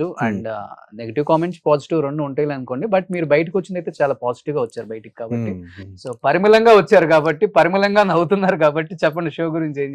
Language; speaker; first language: Telugu; native; Telugu